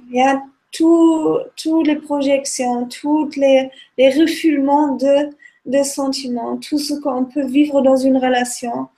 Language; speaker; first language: French; non-native, fluent; German